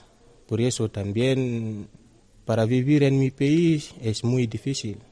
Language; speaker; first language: Spanish; non-native, learner; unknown